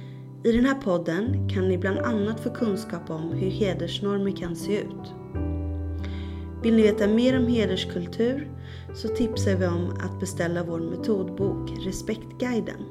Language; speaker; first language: Swedish; native; Swedish